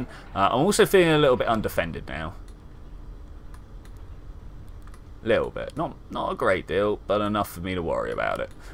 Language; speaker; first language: English; native; English